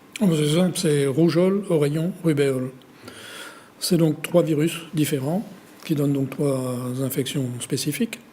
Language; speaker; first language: French; native; French